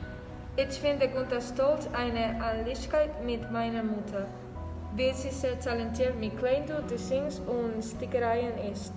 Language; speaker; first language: German; non-native, learner; Spanish